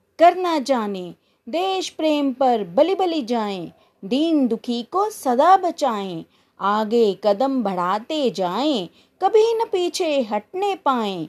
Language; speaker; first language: Hindi; non-native, local second language; Punjabi